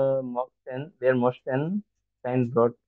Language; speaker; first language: German; non-native, learner; Bangla